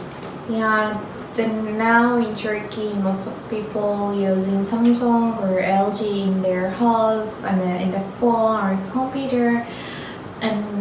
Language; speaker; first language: English; non-native, learner; Turkish